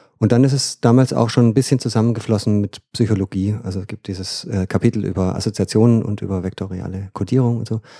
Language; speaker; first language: German; native; German